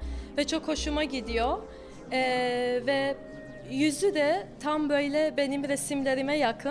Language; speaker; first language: Turkish; non-native, fluent; Persian